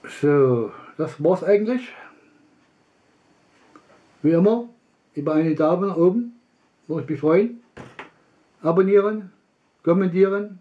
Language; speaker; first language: German; non-native, learner; Russian